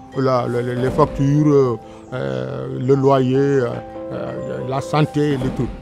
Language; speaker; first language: French; non-native, local second language; Wolof